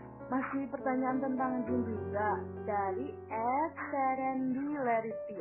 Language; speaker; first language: Indonesian; native; Indonesian